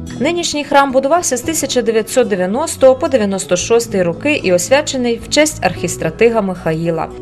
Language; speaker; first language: Ukrainian; native; Ukrainian